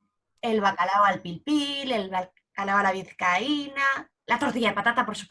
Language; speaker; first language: Spanish; native; Spanish